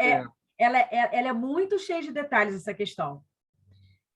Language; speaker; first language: Portuguese; native; Portuguese